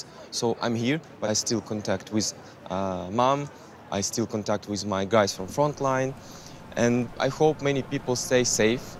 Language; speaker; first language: English; non-native, learner; Ukrainian